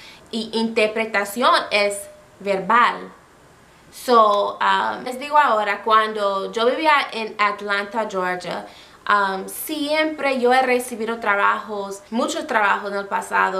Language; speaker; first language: Spanish; non-native, fluent; English